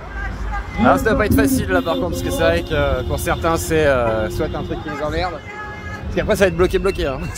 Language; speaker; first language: French; native; French